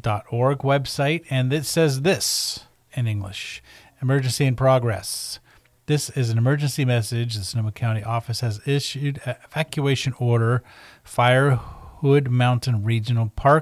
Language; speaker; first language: English; native; English